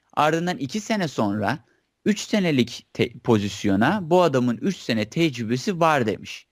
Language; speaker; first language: Turkish; native; Turkish